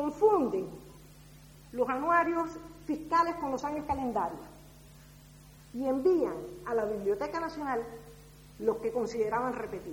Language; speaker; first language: Spanish; native; Spanish